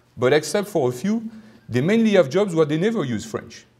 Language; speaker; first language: English; non-native, fluent; French